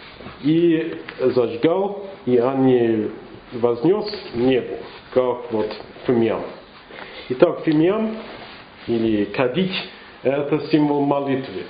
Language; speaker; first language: Russian; non-native, learner; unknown